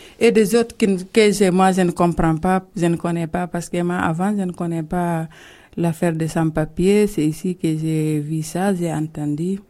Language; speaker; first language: French; non-native, local second language; Fula